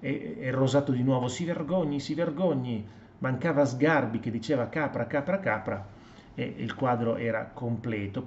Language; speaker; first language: Italian; native; Italian